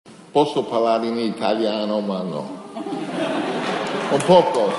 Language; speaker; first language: Italian; early bilingual, heritage; English